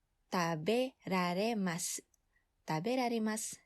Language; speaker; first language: Japanese; non-native, fluent; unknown